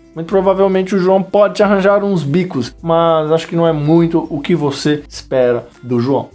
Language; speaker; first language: Portuguese; native; Portuguese